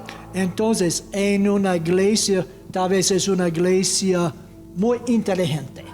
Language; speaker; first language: Spanish; non-native, fluent; English